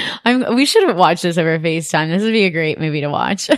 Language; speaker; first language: English; native; English